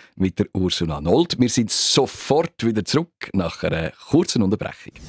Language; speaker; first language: German; native; German